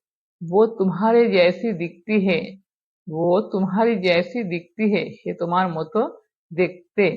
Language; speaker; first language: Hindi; non-native, fluent; Bangla